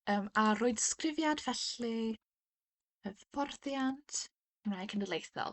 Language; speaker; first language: Welsh; non-native, local second language; English